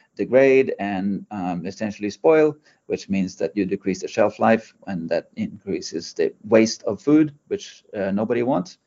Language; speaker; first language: English; non-native, fluent; Norwegian